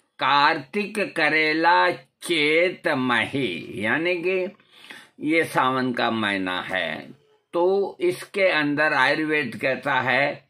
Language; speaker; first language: Hindi; non-native, local second language; Marwari